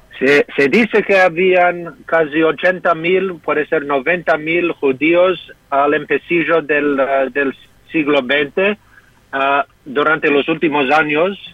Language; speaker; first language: Spanish; non-native, fluent; English